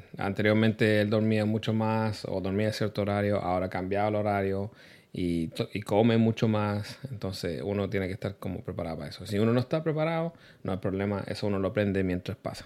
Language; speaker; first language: Spanish; early bilingual, heritage; Spanish